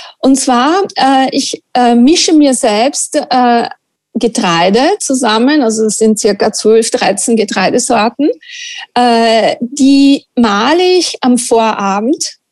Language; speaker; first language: German; non-native, fluent; Italian